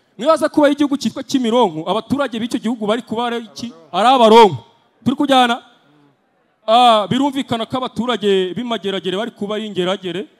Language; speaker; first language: Kinyarwanda; native; Kinyarwanda